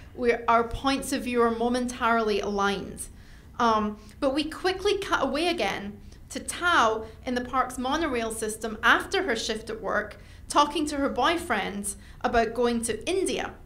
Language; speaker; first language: English; native; English